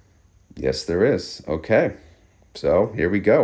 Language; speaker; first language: English; native; English